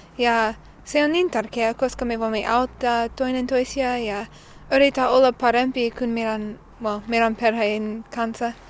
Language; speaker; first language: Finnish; non-native, learner; English